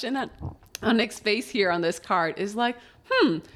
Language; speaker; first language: English; early bilingual, other home language; Spanish